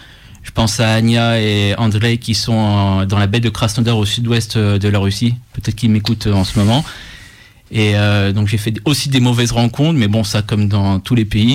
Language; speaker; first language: French; native; French